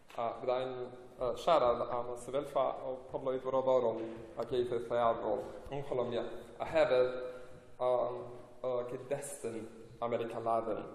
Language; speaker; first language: Welsh; non-native, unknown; Spanish